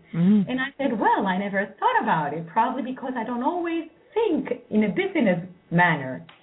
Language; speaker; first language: English; non-native, fluent; Greek